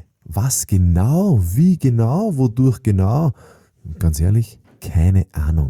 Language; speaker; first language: German; native; German